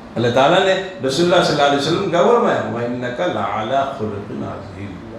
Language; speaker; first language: Urdu; native; Urdu